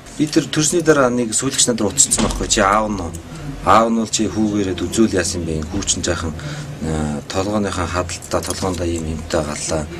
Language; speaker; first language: Mongolian; non-native, local second language; Kazakh